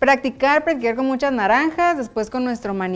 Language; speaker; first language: Spanish; native; Spanish